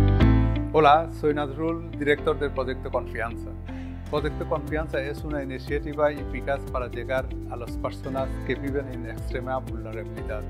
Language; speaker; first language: Spanish; non-native, fluent; Bangla